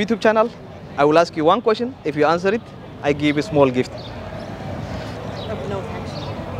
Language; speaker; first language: English; non-native, learner; Tigrinya